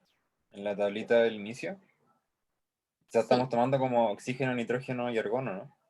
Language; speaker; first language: Spanish; native; Spanish